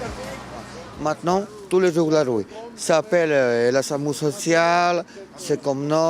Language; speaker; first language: French; non-native, learner; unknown